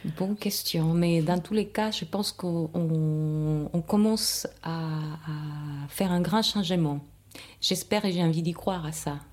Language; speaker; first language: French; non-native, fluent; Spanish